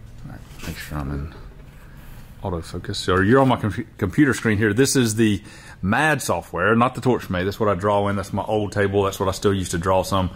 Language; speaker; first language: English; native; English